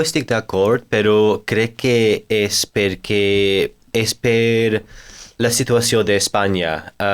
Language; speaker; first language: Catalan; non-native, fluent; English